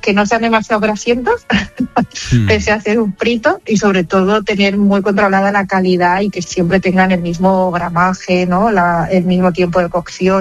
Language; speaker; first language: Spanish; native; Spanish